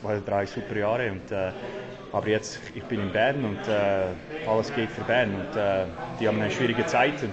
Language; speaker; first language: German; non-native, learner; English